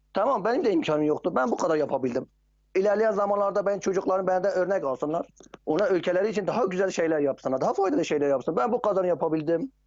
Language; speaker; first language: Turkish; non-native, local second language; Kurdish